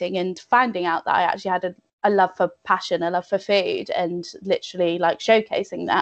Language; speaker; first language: English; native; English